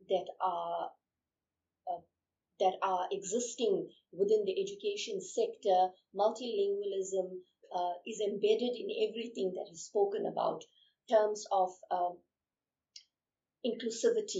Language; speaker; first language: English; non-native, local second language; Urdu